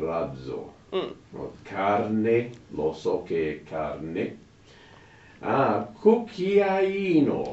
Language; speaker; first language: Italian; non-native, learner; English